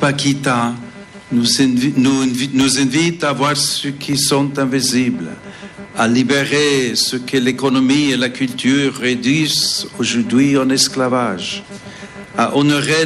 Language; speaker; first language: French; non-native, fluent; English